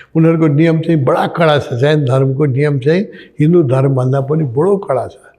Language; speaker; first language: Nepali; native; Nepali